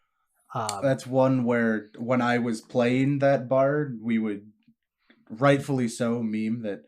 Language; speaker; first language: English; native; English